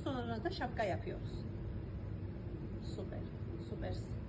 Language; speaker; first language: Turkish; non-native, fluent; Georgian